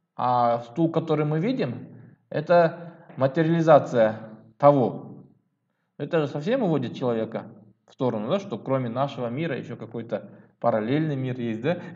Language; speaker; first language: Russian; non-native, local second language; Kyrgyz